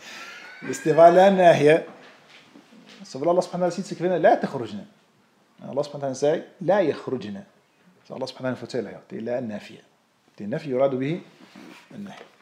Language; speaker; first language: Danish; non-native, fluent; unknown